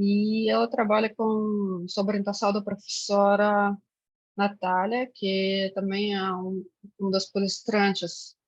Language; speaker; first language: Portuguese; non-native, fluent; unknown